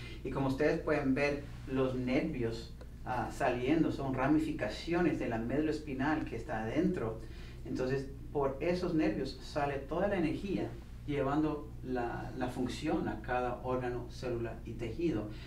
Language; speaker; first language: Spanish; non-native, fluent; English